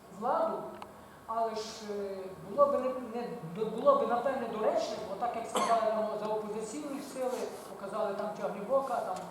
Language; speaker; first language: Ukrainian; native; Ukrainian